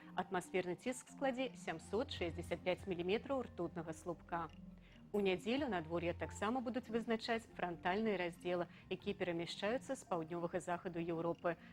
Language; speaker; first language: Belarusian; native; Belarusian